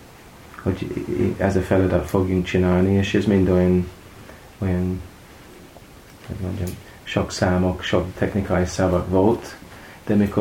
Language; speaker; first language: Hungarian; non-native, learner; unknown